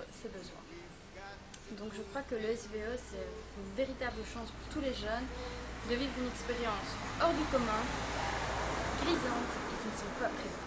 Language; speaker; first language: French; native; French